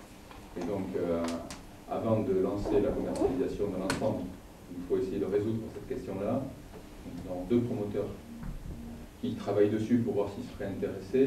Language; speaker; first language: French; native; French